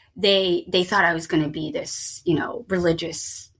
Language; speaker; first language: English; native; English